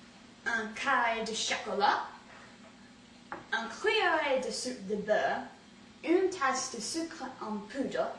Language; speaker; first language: French; non-native, learner; English